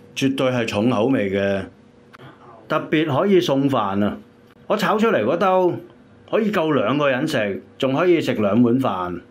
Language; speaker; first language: Cantonese; native; Cantonese